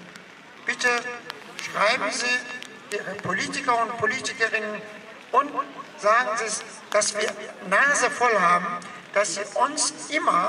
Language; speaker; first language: German; non-native, fluent; Persian